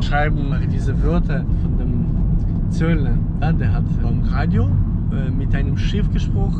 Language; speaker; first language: German; non-native, fluent; Ukrainian